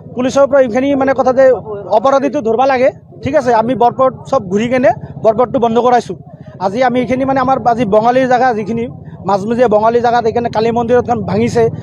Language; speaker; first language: Assamese; non-native, local second language; Bangla